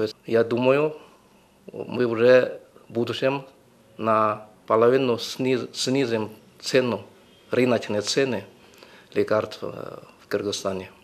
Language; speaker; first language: Russian; non-native, fluent; Chinese